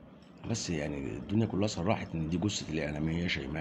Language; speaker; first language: Arabic; native; Arabic